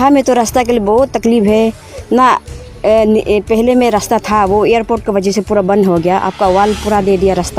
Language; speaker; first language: Hindi; non-native, local second language; Karbi